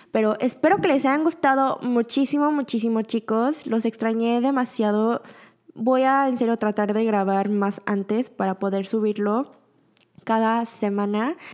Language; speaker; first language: Spanish; early bilingual, other home language; Korean